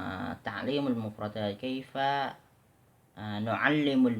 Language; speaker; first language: Arabic; non-native, learner; Indonesian